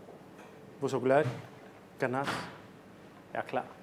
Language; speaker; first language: Danish; non-native, fluent; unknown